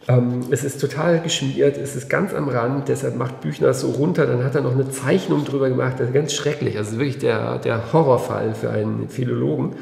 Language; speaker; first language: German; native; German